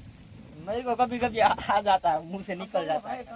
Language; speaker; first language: Hindi; non-native, local second language; Gujarati